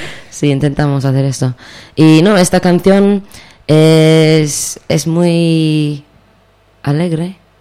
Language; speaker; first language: Spanish; non-native, fluent; English